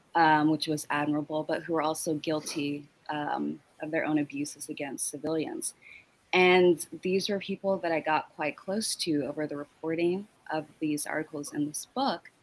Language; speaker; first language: English; native; English